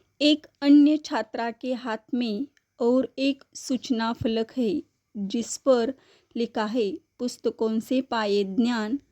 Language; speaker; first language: Hindi; non-native, local second language; Marathi